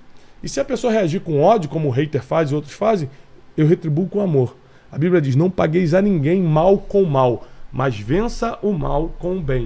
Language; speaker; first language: Portuguese; native; Portuguese